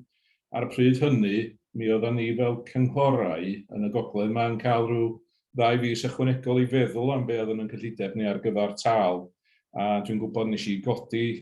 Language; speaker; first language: Welsh; native; Welsh